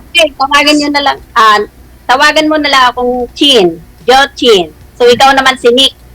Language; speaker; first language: Filipino; native; Filipino